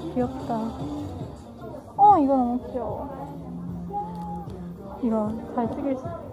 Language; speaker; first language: Korean; non-native, fluent; Cantonese